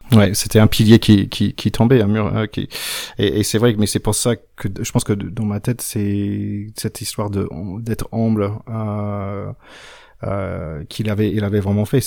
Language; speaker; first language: French; non-native, fluent; English